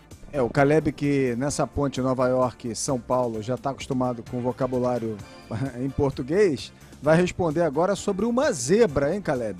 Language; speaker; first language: Portuguese; native; Portuguese